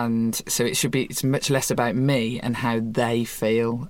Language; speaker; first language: English; native; English